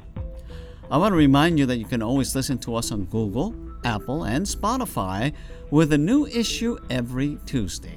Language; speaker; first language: English; native; English